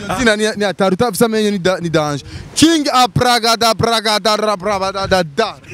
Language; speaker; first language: Rundi; native; Rundi